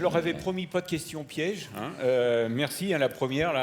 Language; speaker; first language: French; native; French